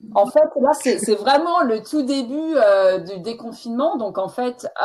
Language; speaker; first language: French; native; French